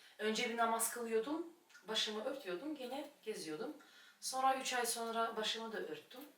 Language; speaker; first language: Turkish; non-native, fluent; Russian